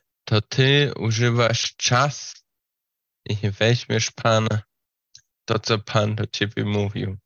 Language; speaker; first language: Polish; non-native, learner; Slovak